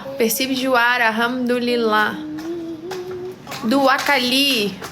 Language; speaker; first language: Indonesian; non-native, learner; Portuguese